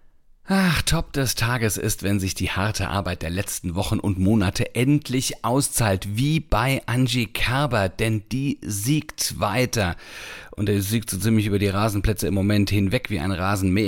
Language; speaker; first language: German; native; German